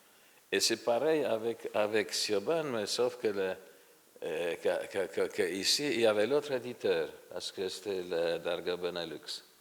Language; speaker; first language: French; non-native, fluent; Polish